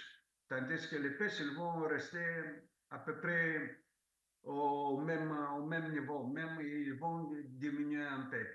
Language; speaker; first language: French; non-native, fluent; Greek